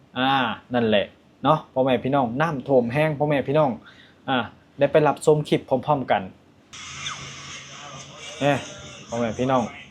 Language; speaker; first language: Thai; non-native, local second language; Lao